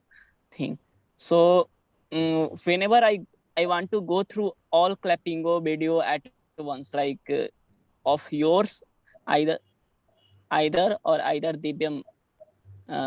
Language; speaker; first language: English; non-native, learner; Hindi